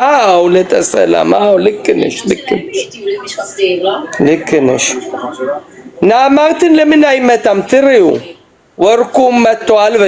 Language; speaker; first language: Amharic; non-native, fluent; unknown